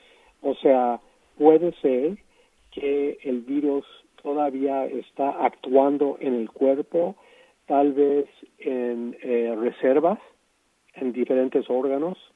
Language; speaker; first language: Spanish; non-native, fluent; English